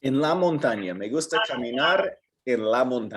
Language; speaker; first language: Spanish; non-native, fluent; English